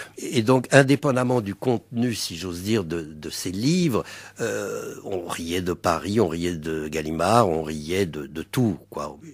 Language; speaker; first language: French; native; French